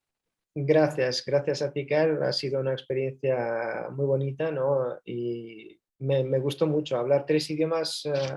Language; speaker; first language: Spanish; early bilingual, heritage; Spanish